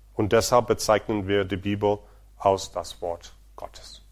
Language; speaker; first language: German; non-native, fluent; Portuguese